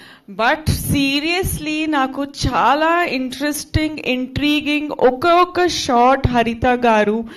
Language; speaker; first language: Telugu; non-native, fluent; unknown